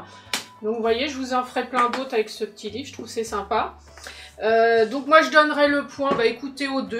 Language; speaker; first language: French; native; French